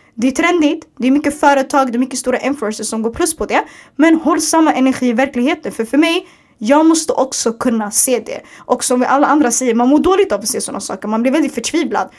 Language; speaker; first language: Swedish; early bilingual, other home language; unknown